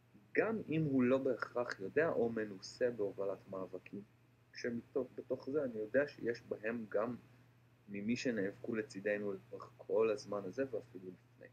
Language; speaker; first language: Hebrew; native; Hebrew